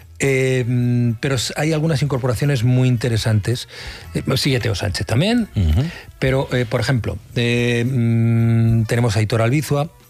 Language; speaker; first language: Spanish; native; Spanish